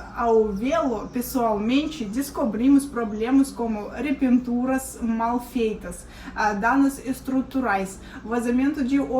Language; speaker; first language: Portuguese; non-native, fluent; Russian